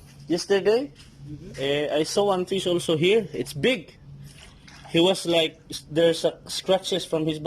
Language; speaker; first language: English; non-native, local second language; Filipino